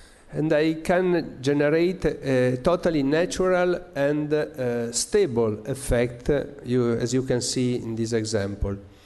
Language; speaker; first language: English; non-native, fluent; Italian